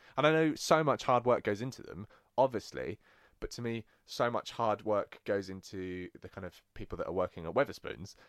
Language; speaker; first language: English; native; English